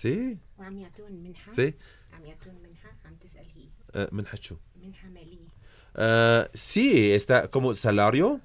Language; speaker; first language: Spanish; non-native, learner; Arabic